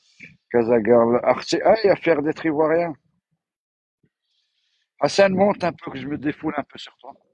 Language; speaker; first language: French; native; French